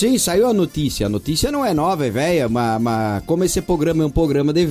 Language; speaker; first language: Portuguese; native; Portuguese